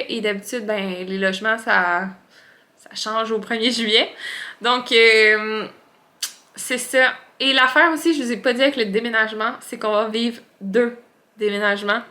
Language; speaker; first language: French; native; French